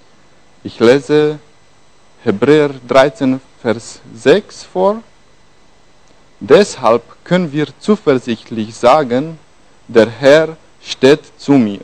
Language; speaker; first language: German; non-native, fluent; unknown